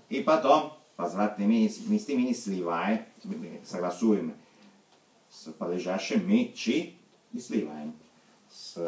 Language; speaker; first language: Russian; non-native, fluent; Italian